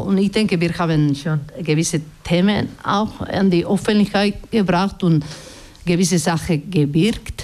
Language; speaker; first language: German; non-native, fluent; Basque